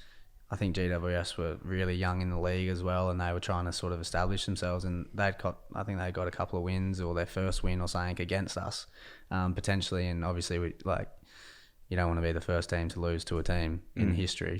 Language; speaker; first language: English; native; English